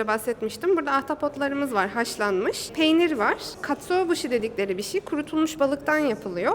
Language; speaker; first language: Turkish; native; Turkish